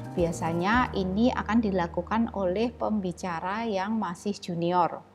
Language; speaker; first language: Indonesian; native; Indonesian